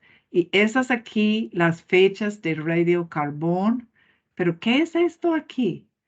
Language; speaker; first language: Spanish; non-native, fluent; English